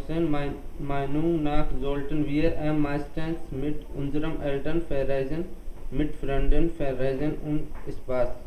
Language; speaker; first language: German; non-native, learner; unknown